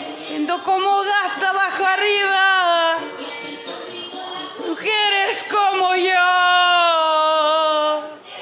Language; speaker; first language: Spanish; early bilingual, heritage; Spanish